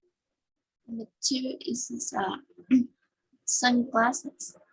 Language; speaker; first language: English; non-native, learner; Vietnamese